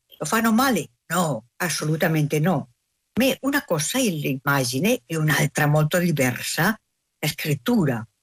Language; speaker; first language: Italian; non-native, learner; Spanish